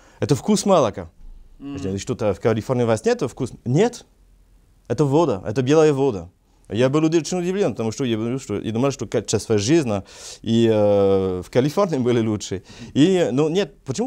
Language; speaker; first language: Russian; non-native, learner; French